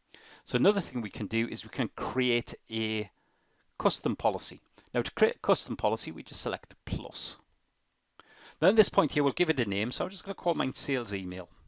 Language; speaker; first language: English; native; English